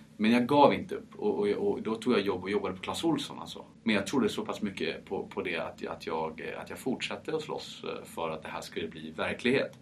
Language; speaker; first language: Swedish; early bilingual, heritage; Swedish